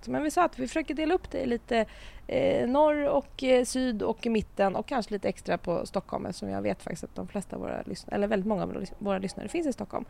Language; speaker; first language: Swedish; native; Swedish